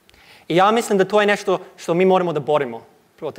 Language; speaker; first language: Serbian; non-native, learner; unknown